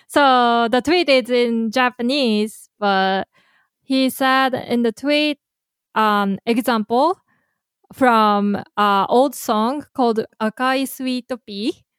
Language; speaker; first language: English; non-native, fluent; Japanese